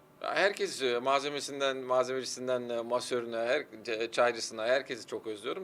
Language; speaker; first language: Turkish; early bilingual, heritage; Turkish